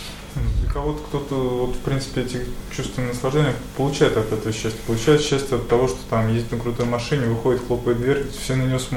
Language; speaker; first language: Russian; native; Russian